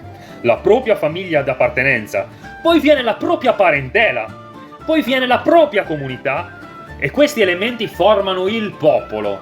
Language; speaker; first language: Italian; native; Italian